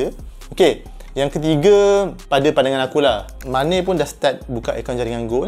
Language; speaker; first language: Malay; native; Malay